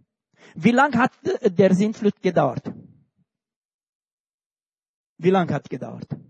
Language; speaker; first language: German; non-native, fluent; Romanian